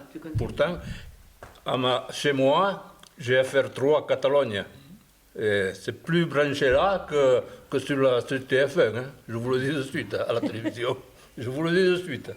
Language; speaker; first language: French; native; French